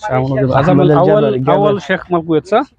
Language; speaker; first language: Arabic; non-native, learner; Bangla